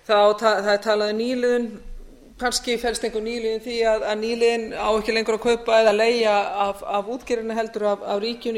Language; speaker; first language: Icelandic; native; Icelandic